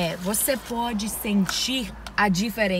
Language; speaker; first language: Portuguese; non-native, learner; English